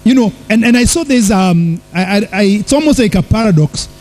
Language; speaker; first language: English; non-native, local second language; Swahili